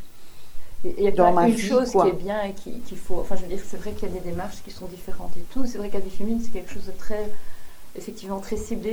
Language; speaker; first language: French; native; French